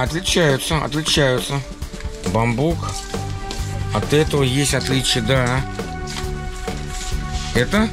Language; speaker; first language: Russian; native; Russian